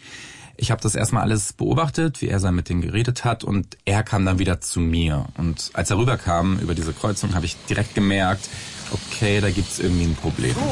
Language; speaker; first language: German; native; German